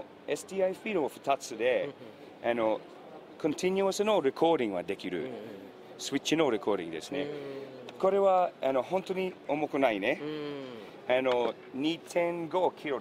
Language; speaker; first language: Japanese; non-native, learner; English